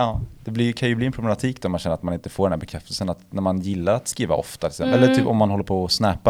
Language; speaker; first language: Swedish; native; Swedish